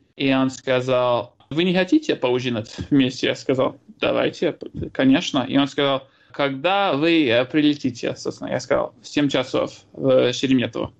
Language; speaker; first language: Russian; non-native, fluent; English